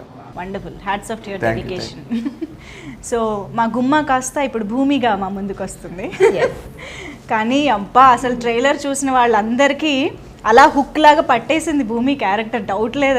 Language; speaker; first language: Telugu; native; Telugu